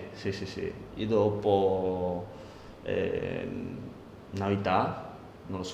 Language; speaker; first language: Italian; non-native, learner; Spanish